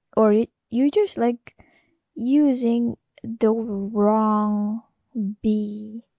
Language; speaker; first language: English; non-native, fluent; Indonesian